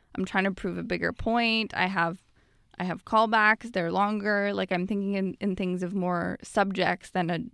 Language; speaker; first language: English; native; English